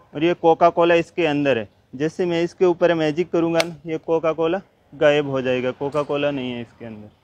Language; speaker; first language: Hindi; native; Hindi